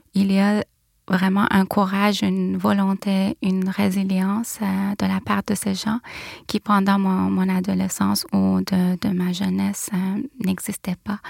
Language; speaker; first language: French; non-native, fluent; Persian